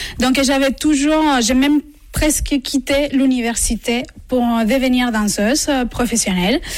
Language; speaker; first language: French; non-native, fluent; Spanish